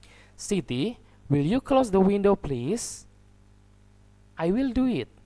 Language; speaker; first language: English; non-native, learner; Indonesian